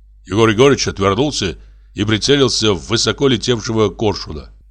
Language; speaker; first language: Russian; native; Russian